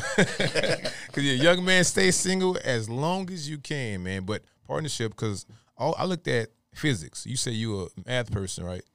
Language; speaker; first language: English; native; English